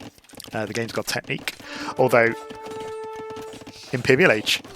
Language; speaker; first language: English; native; English